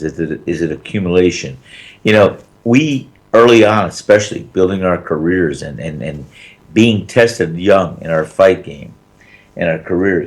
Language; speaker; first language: English; native; English